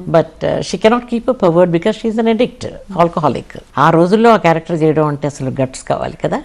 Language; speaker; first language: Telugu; non-native, local second language; Kannada